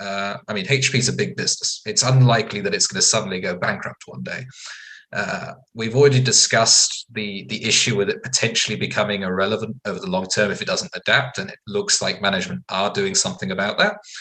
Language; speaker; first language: English; native; English